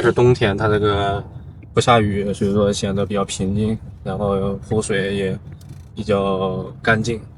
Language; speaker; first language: Chinese; native; Chinese